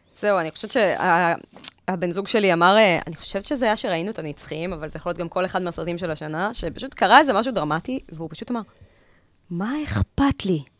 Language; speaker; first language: Hebrew; native; Hebrew